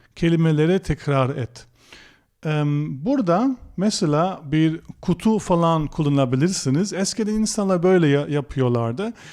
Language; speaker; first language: Turkish; non-native, fluent; German